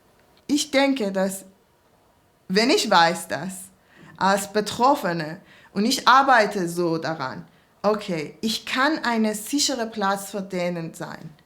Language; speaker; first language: German; non-native, learner; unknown